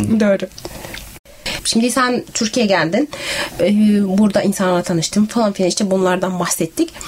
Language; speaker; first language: Turkish; native; Turkish